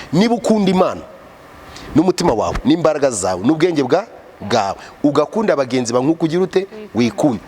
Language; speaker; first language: Kinyarwanda; native; Kinyarwanda